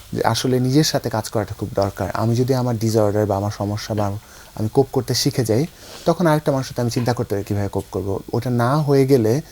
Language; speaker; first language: Bangla; native; Bangla